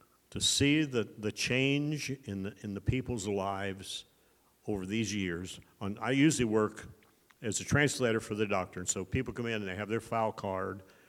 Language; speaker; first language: English; native; English